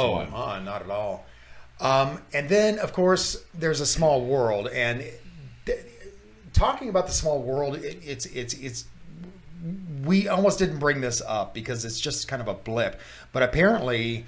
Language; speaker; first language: English; native; English